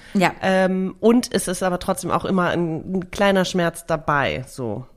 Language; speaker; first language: German; native; German